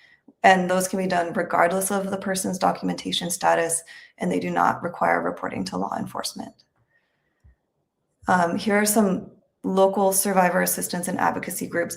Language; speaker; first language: English; native; English